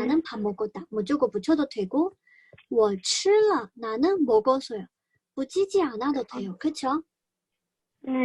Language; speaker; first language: Korean; non-native, fluent; Chinese